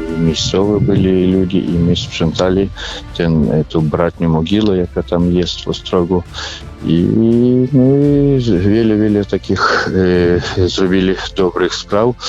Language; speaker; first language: Ukrainian; non-native, local second language; Polish